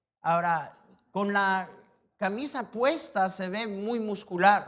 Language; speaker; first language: Spanish; non-native, fluent; English